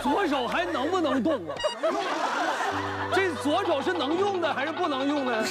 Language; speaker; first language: Chinese; native; Chinese